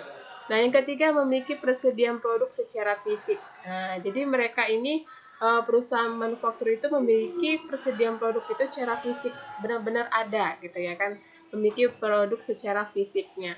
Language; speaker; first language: Indonesian; native; Indonesian